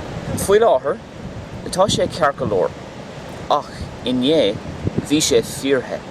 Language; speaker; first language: Irish; non-native, local second language; English